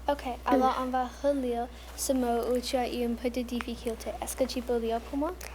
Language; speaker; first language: French; non-native, local second language; English